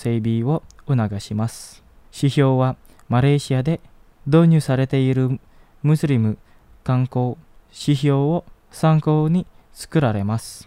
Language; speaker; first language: Japanese; non-native, fluent; Indonesian